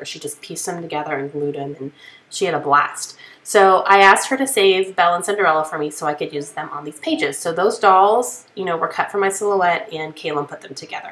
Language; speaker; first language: English; native; English